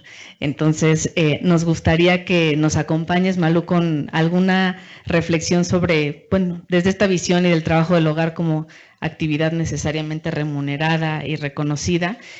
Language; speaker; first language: Spanish; native; Spanish